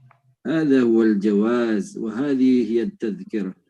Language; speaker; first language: Arabic; non-native, learner; Indonesian